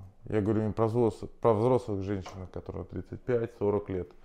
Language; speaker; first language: Russian; native; Russian